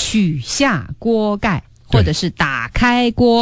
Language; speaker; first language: Chinese; native; Chinese